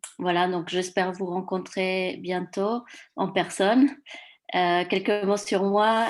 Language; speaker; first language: French; non-native, fluent; Spanish